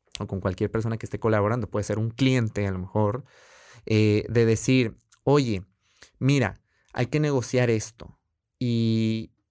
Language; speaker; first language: Spanish; native; Spanish